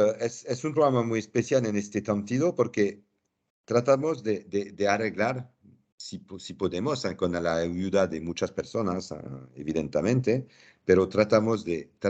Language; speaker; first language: Spanish; non-native, fluent; French